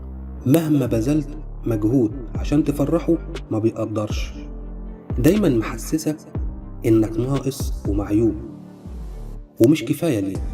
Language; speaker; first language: Arabic; native; Arabic